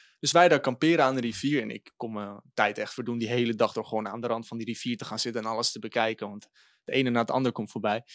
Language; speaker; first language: Dutch; native; Dutch